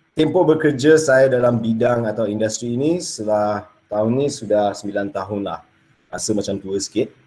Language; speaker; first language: Malay; non-native, local second language; English